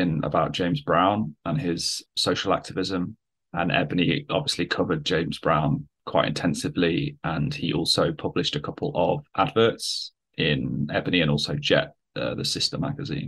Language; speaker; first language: English; native; English